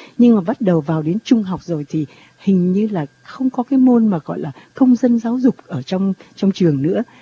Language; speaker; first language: Vietnamese; native; Vietnamese